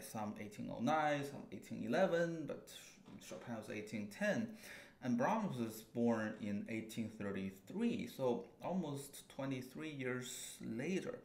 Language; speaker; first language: English; non-native, fluent; Chinese